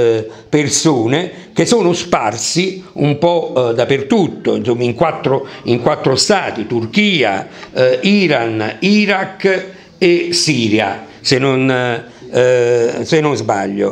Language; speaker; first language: Italian; native; Italian